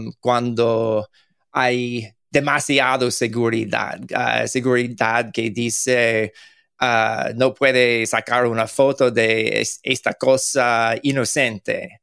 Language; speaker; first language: Spanish; non-native, learner; English